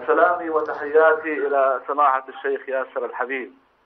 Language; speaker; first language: Arabic; native; Arabic